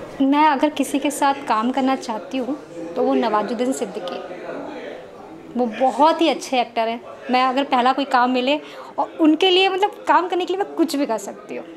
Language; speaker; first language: Hindi; native; Hindi